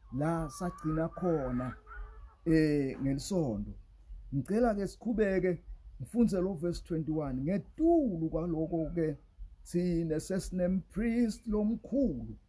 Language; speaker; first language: Zulu; non-native, local second language; Swati